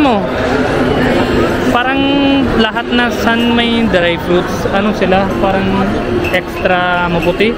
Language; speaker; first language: Filipino; non-native, learner; Hindi